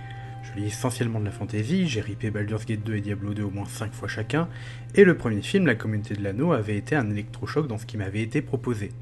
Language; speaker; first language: French; native; French